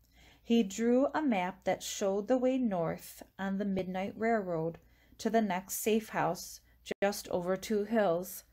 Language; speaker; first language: English; native; English